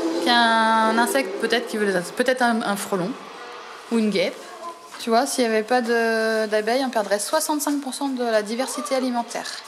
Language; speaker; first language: French; native; French